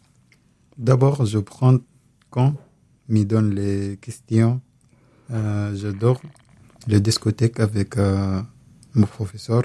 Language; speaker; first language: French; non-native, learner; Arabic